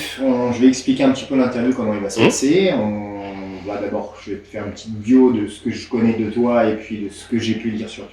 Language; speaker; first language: French; native; French